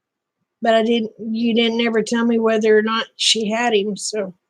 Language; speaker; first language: English; native; English